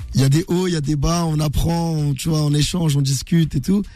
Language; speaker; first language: French; native; French